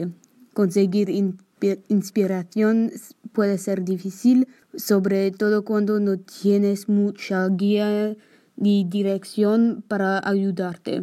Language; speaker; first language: Spanish; non-native, learner; English